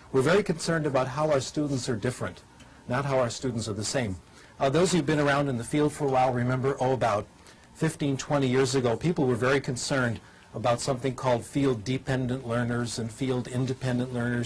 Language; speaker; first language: English; native; English